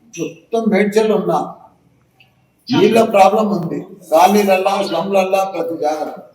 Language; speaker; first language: Telugu; native; Telugu